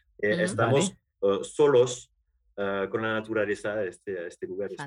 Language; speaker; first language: Spanish; non-native, learner; French